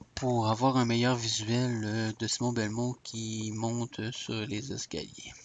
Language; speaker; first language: French; native; French